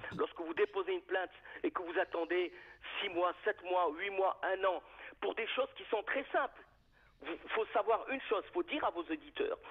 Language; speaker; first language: French; native; French